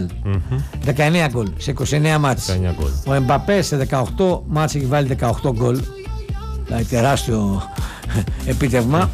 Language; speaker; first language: Greek; native; Greek